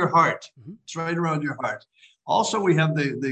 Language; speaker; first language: English; native; English